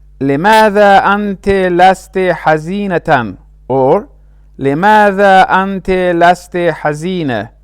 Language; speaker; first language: Arabic; non-native, fluent; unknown